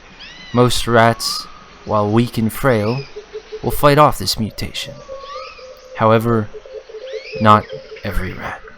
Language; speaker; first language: English; native; English